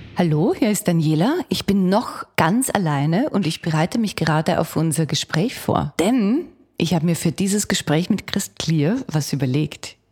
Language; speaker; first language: German; native; German